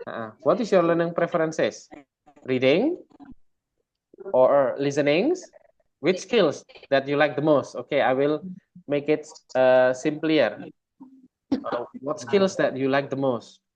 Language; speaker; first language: English; non-native, fluent; Indonesian